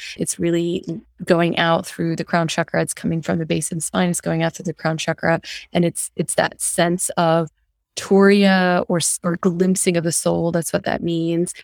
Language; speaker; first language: English; early bilingual, other home language; Hindi